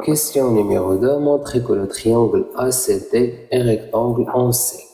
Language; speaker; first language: French; non-native, local second language; Arabic